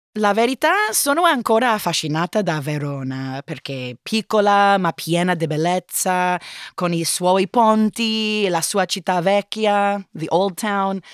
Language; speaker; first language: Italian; non-native, learner; English